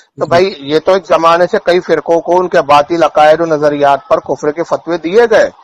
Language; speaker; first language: Urdu; native; Urdu